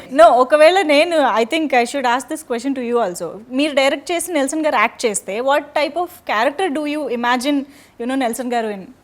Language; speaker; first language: Telugu; native; Telugu